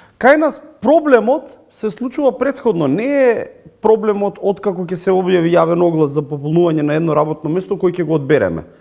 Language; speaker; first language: Macedonian; native; Macedonian